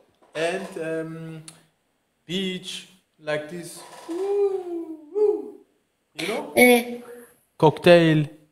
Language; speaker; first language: English; non-native, learner; Turkish